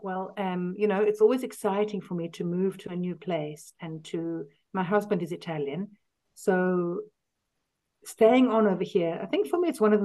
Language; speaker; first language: English; native; English